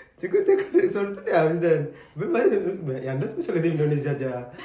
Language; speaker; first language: Turkish; non-native, learner; Indonesian